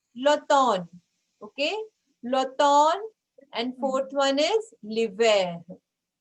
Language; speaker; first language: English; non-native, local second language; Hindi